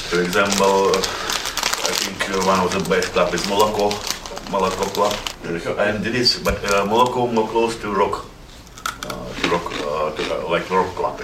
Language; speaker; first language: English; non-native, learner; Russian